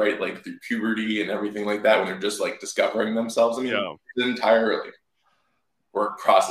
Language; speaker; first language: English; native; English